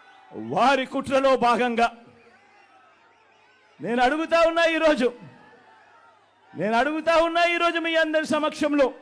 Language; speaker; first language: Telugu; native; Telugu